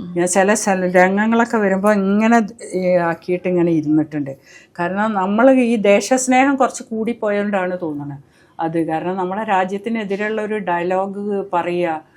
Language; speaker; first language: Malayalam; native; Malayalam